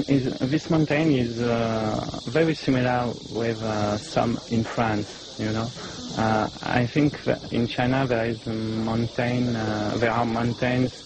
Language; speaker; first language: English; non-native, learner; French